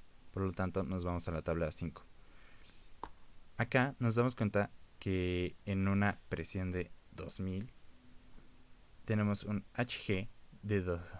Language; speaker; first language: Spanish; native; Spanish